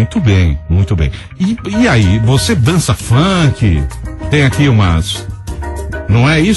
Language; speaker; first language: Portuguese; native; Portuguese